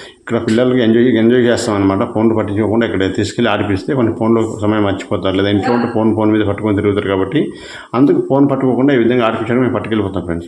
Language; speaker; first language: Telugu; non-native, local second language; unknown